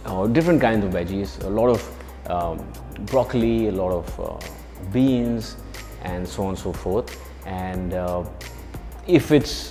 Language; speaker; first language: English; non-native, local second language; Hindi